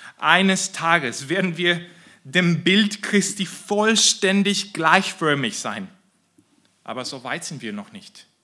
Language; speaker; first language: German; non-native, fluent; Spanish